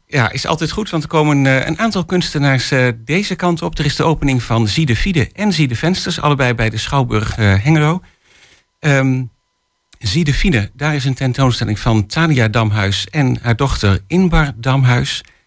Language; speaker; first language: Dutch; native; Dutch